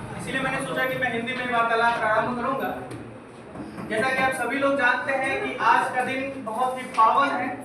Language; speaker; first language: Hindi; native; Hindi